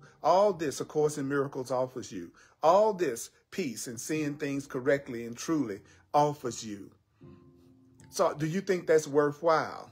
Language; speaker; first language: English; native; English